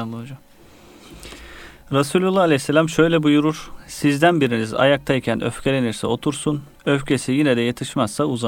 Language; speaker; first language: Turkish; native; Turkish